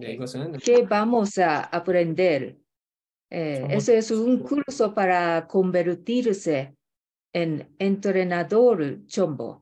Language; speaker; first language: Spanish; non-native, learner; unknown